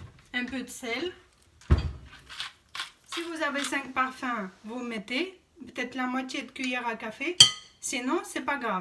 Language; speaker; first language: French; non-native, fluent; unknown